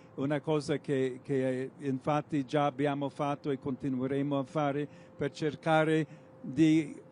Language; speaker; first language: Italian; non-native, fluent; English